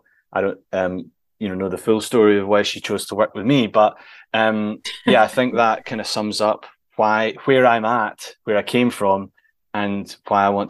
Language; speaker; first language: English; native; English